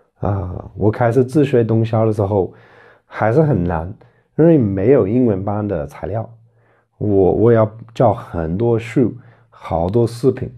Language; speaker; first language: Chinese; non-native, fluent; English